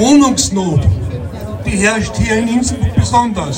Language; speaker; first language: German; native; German